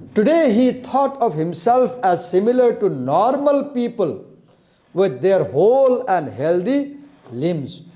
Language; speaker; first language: English; non-native, local second language; Nepali